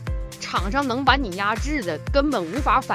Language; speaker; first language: Chinese; native; Chinese